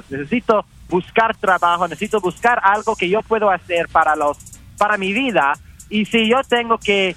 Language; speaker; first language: Spanish; early bilingual, heritage; English